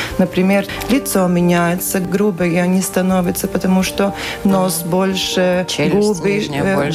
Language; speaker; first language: Russian; non-native, local second language; Latvian